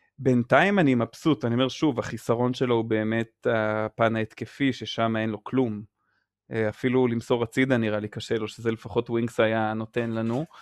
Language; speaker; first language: Hebrew; native; Hebrew